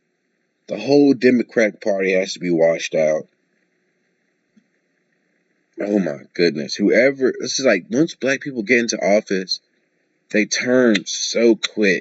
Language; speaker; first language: English; native; English